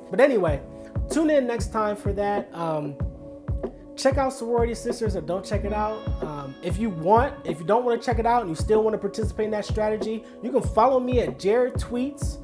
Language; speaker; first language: English; native; English